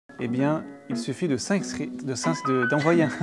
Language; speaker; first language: French; native; French